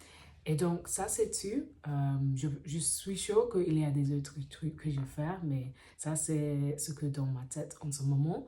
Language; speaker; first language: French; non-native, learner; English